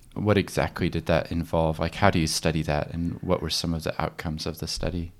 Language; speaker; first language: English; native; English